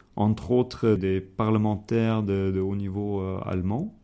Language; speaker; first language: French; non-native, fluent; German